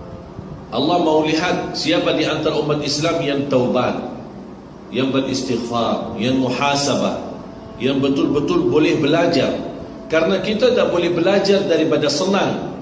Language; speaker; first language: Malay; non-native, fluent; Arabic